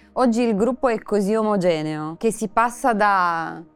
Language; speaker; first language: Italian; non-native, fluent; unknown